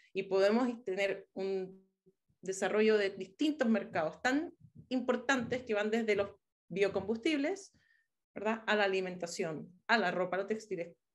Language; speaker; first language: Spanish; native; Spanish